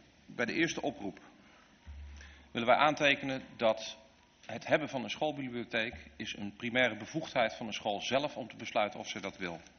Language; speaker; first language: Dutch; native; Dutch